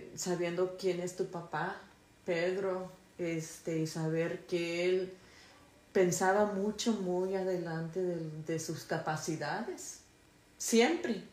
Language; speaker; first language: Spanish; early bilingual, other home language; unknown